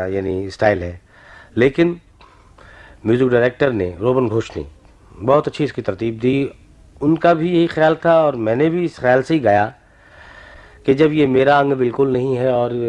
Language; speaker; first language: Urdu; native; Urdu